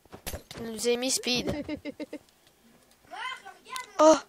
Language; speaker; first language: French; native; French